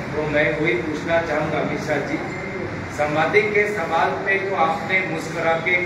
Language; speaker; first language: Hindi; non-native, local second language; Assamese